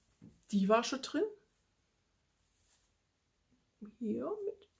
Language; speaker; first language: German; native; German